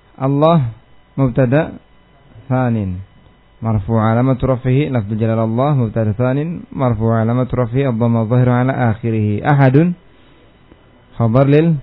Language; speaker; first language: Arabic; non-native, fluent; Indonesian